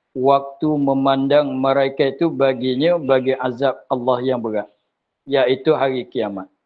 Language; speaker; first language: Malay; native; Malay